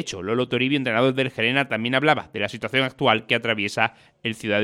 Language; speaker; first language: Spanish; native; Spanish